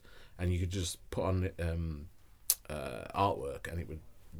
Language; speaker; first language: English; native; English